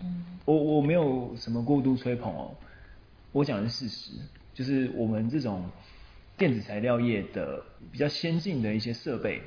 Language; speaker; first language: Chinese; native; Chinese